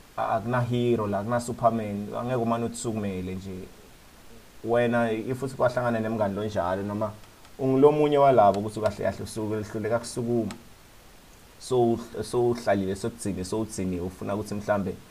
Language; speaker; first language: Zulu; non-native, local second language; Swati